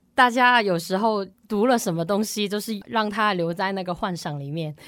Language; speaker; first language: Chinese; non-native, local second language; Cantonese